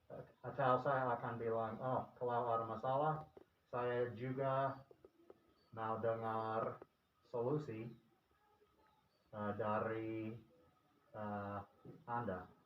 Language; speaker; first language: Indonesian; non-native, fluent; English